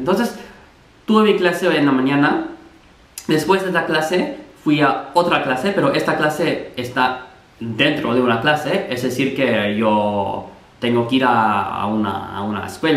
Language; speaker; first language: Spanish; non-native, fluent; English